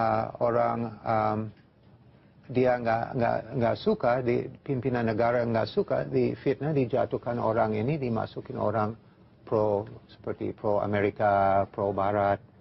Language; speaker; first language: Indonesian; non-native, fluent; English